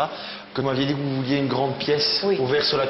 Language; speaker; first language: French; native; French